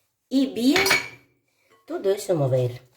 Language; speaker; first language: Spanish; non-native, learner; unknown